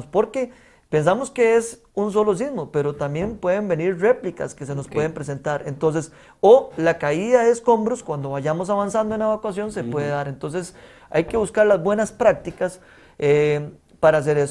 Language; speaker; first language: Spanish; native; Spanish